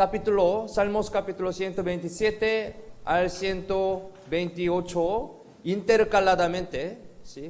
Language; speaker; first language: Spanish; non-native, fluent; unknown